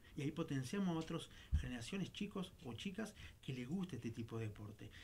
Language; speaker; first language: Spanish; native; Spanish